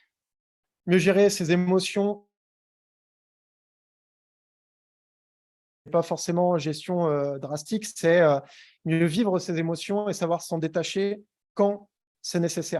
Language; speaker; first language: French; native; French